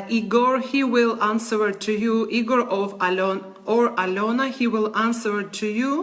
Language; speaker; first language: English; non-native, learner; Ukrainian